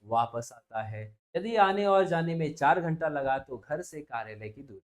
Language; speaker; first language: Hindi; non-native, local second language; Marathi